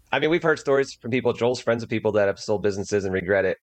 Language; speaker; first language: English; native; English